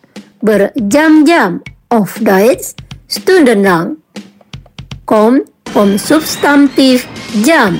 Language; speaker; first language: German; non-native, fluent; Indonesian